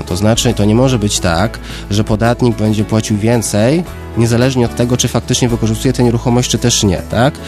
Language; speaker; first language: Polish; native; Polish